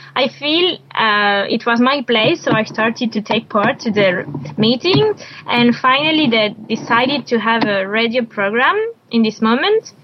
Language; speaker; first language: English; non-native, learner; French